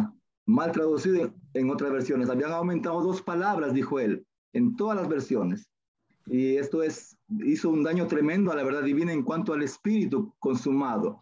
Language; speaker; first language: Spanish; native; Spanish